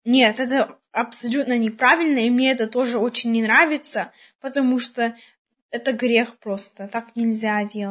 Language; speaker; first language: Russian; early bilingual, heritage; Russian